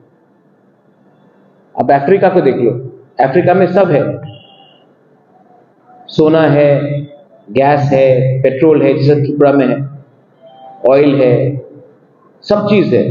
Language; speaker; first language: Hindi; non-native, local second language; Kok Borok